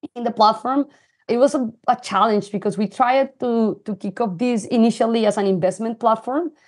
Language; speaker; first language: English; non-native, fluent; Spanish